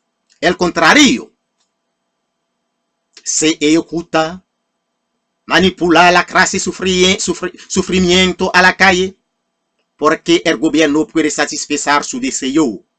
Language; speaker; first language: Spanish; non-native, fluent; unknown